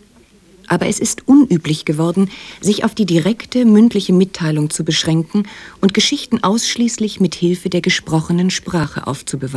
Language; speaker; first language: German; native; German